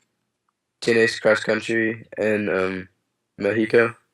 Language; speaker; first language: Spanish; non-native, learner; English